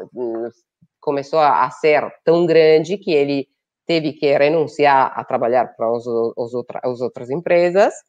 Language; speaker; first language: Portuguese; non-native, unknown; Italian